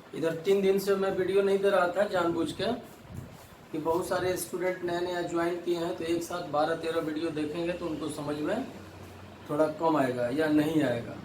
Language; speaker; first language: Hindi; native; Hindi